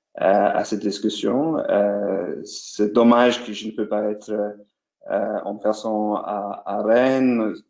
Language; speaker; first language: French; non-native, fluent; English